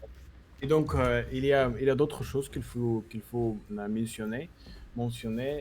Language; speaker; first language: French; non-native, learner; Russian